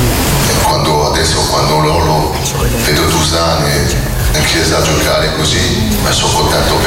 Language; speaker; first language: Italian; non-native, learner; French